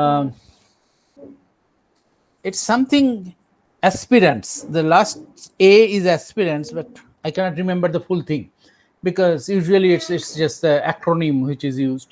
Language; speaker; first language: English; non-native, local second language; Bangla